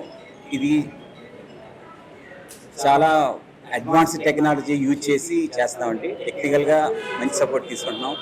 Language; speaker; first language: Telugu; native; Telugu